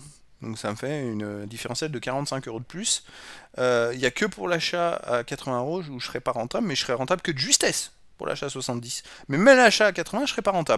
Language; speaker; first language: French; native; French